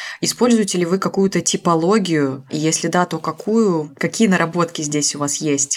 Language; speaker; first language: Russian; native; Russian